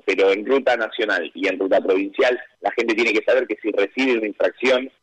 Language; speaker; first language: Spanish; native; Spanish